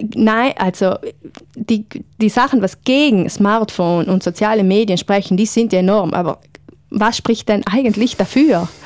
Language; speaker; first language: German; native; German